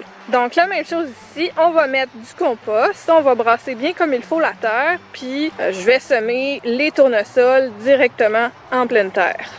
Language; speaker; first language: French; native; French